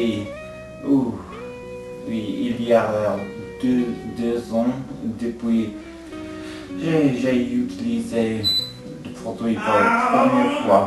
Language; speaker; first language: French; non-native, learner; English